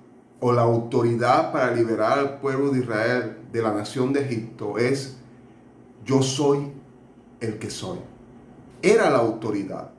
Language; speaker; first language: Spanish; native; Spanish